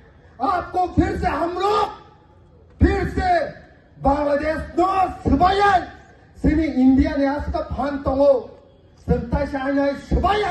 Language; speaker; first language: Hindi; non-native, local second language; Kok Borok